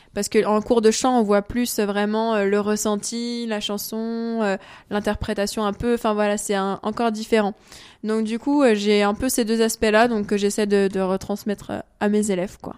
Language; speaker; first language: French; native; French